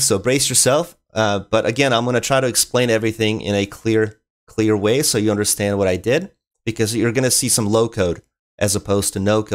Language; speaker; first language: English; native; English